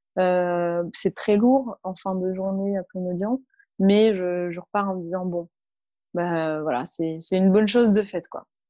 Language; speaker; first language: French; early bilingual, other home language; Arabic